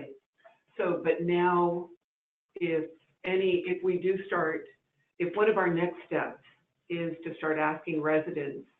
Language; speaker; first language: English; native; English